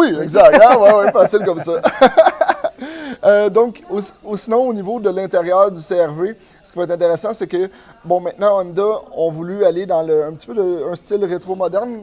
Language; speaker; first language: French; native; French